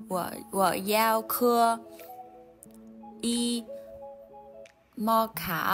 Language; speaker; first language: Chinese; non-native, learner; Vietnamese